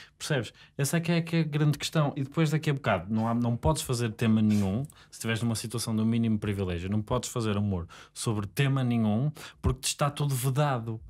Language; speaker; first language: Portuguese; native; Portuguese